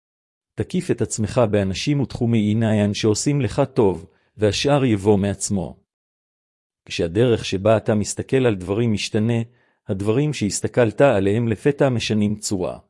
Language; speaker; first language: Hebrew; native; Hebrew